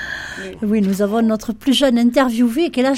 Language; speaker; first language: French; native; French